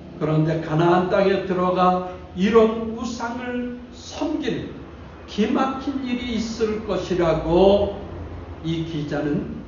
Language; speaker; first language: Korean; native; Korean